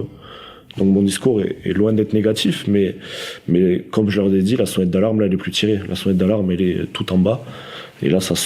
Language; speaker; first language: French; native; French